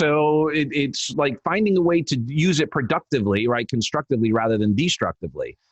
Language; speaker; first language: English; native; English